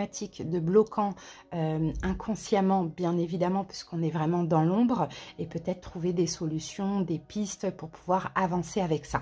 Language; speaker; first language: French; native; French